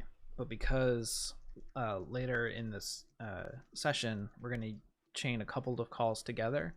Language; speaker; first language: English; native; English